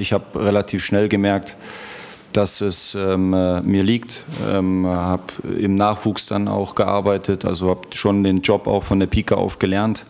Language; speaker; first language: German; native; German